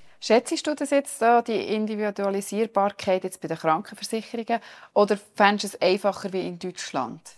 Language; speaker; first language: German; native; German